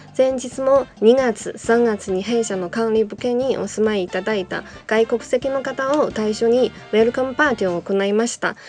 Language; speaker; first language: Japanese; non-native, fluent; Chinese